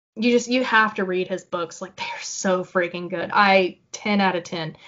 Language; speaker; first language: English; native; English